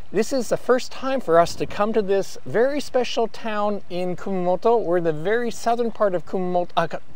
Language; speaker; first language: English; native; English